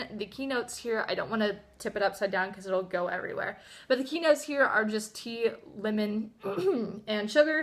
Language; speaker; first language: English; native; English